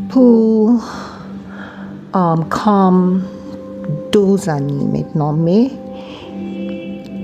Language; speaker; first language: French; non-native, learner; English